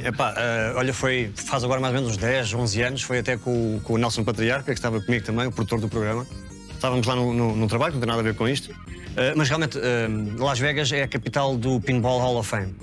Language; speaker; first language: Portuguese; native; Portuguese